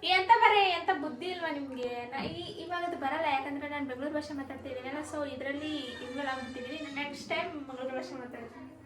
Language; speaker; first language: Kannada; native; Kannada